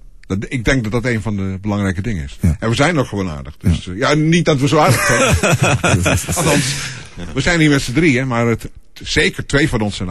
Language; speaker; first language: Dutch; native; Dutch